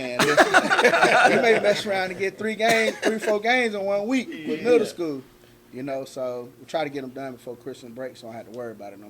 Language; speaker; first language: English; native; English